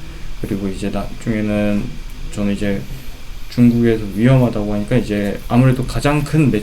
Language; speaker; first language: Korean; native; Korean